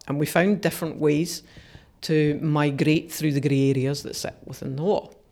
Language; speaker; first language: English; native; English